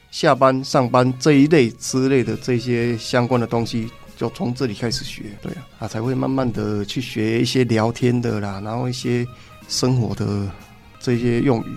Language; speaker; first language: Chinese; native; Chinese